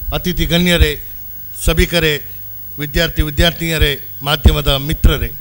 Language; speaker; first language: Kannada; non-native, local second language; Urdu